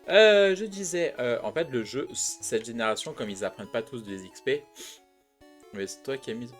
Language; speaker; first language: French; native; French